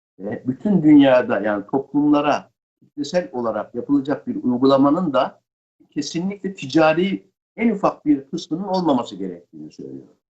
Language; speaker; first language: Turkish; native; Turkish